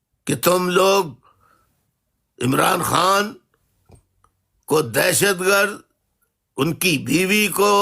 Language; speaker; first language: Urdu; native; Urdu